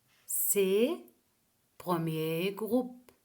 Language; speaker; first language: French; non-native, fluent; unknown